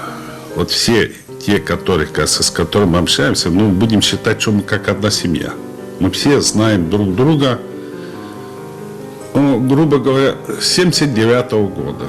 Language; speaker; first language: Russian; non-native, local second language; Lezghian